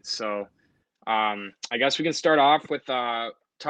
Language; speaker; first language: English; native; English